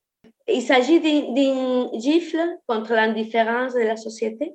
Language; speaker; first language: French; non-native, fluent; Spanish